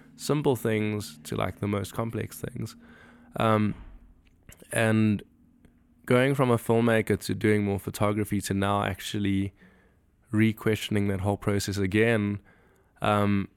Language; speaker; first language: English; native; English